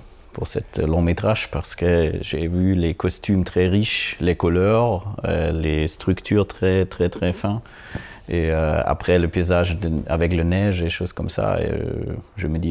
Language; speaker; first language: French; non-native, fluent; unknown